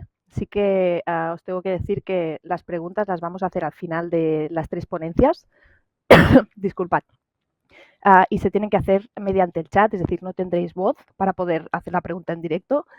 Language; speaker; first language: Spanish; native; Spanish